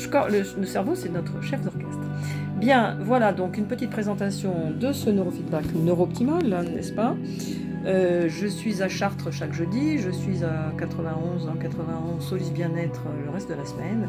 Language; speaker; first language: French; native; French